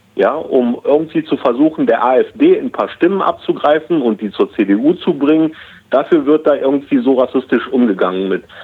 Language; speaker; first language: German; early bilingual, other home language; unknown